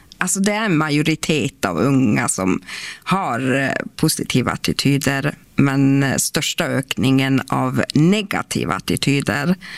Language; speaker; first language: Swedish; non-native, local second language; Northern Sami